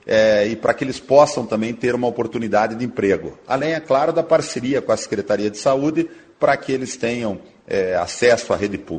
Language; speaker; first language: Portuguese; native; Portuguese